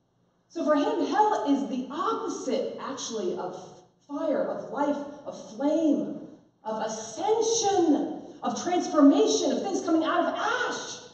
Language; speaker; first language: English; native; English